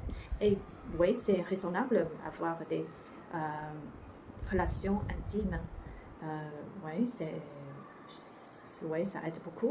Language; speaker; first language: French; non-native, learner; Chinese